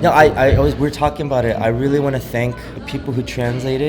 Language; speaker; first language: English; early bilingual, other home language; Korean